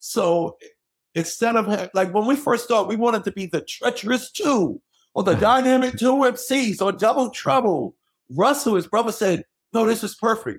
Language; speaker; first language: English; native; English